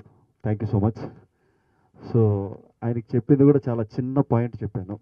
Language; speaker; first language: Telugu; native; Telugu